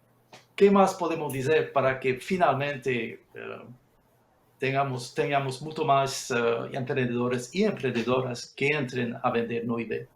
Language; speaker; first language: Portuguese; non-native, fluent; Spanish